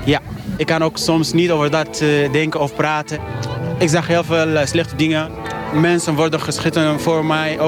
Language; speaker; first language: Dutch; non-native, fluent; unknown